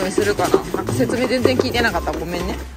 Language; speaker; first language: Japanese; native; Japanese